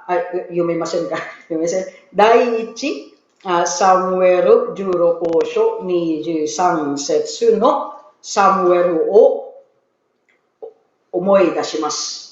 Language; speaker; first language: Japanese; non-native, learner; Filipino